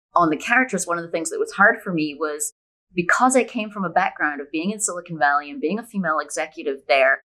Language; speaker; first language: English; native; English